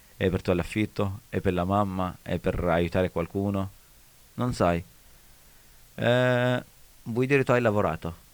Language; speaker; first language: Italian; non-native, learner; Arabic